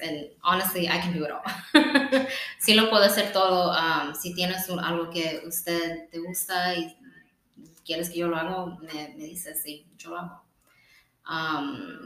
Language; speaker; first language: Spanish; non-native, fluent; English